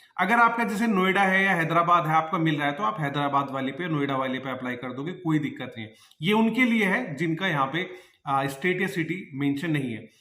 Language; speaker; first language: Hindi; native; Hindi